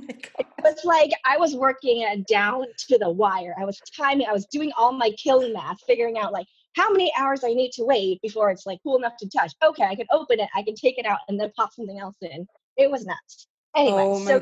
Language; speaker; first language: English; non-native, local second language; Cantonese